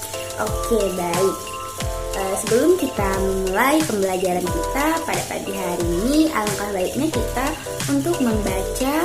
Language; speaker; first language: Indonesian; non-native, local second language; Banjar